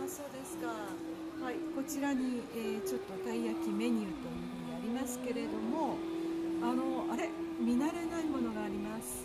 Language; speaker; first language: Japanese; native; Japanese